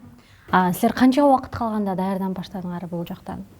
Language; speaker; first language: Kyrgyz; native; Kyrgyz